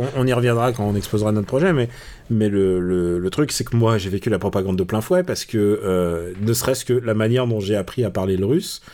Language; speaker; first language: French; native; French